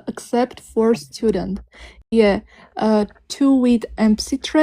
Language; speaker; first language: English; non-native, learner; Armenian